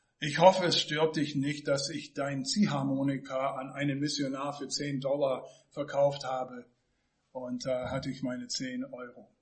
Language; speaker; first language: German; non-native, fluent; English